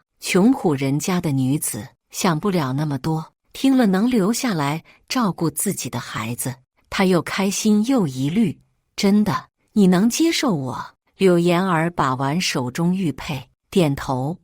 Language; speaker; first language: Chinese; native; Chinese